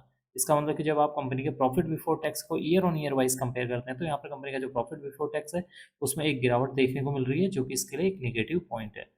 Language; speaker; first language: Hindi; native; Hindi